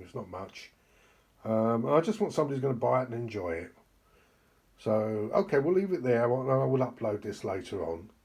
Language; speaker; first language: English; native; English